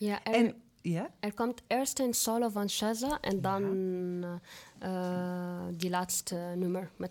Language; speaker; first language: Dutch; non-native, fluent; Arabic